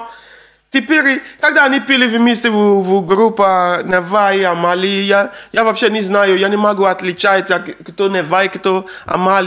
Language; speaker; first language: Russian; non-native, learner; Arabic